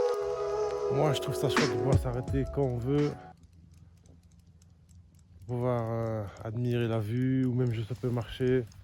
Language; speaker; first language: French; native; French